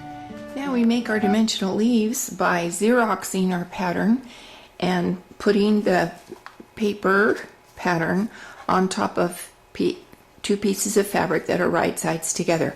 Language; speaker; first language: English; native; English